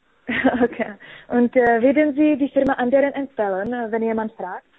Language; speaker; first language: German; non-native, learner; Czech